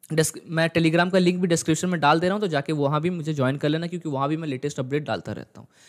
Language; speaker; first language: Hindi; native; Hindi